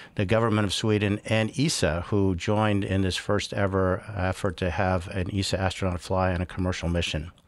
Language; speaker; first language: English; early bilingual, other home language; Spanish